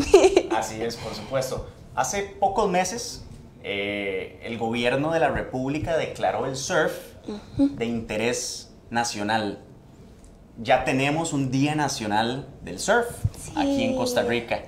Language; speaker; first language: Spanish; native; Spanish